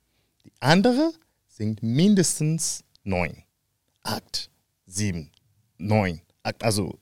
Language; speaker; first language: German; non-native, fluent; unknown